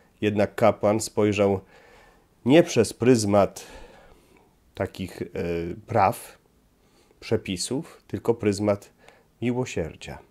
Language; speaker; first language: Polish; native; Polish